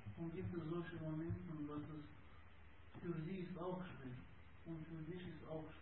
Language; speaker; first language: German; non-native, learner; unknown